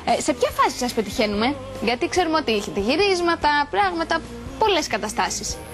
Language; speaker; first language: Greek; native; Greek